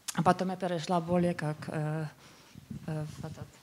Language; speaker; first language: Russian; non-native, fluent; English